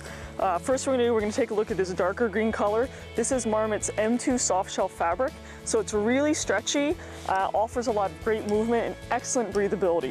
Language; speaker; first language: English; native; English